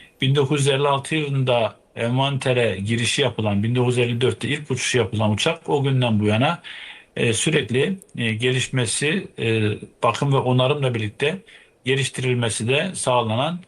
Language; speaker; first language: Turkish; native; Turkish